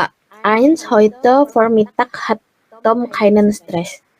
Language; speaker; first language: German; non-native, learner; Indonesian